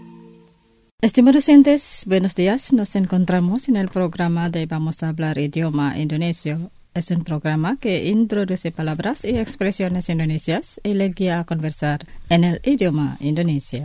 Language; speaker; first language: Spanish; non-native, local second language; Indonesian